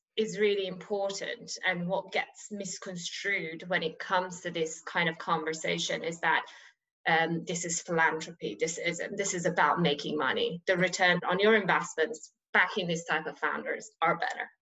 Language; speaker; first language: English; non-native, fluent; Persian